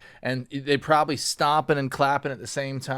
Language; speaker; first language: English; native; English